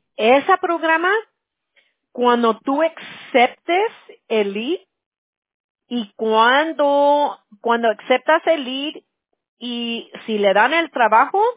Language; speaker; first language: Spanish; early bilingual, heritage; Spanish